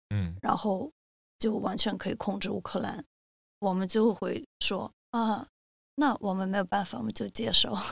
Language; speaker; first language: Chinese; non-native, fluent; Russian